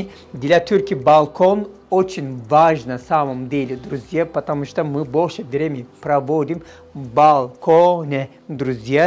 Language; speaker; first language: Russian; non-native, learner; Turkish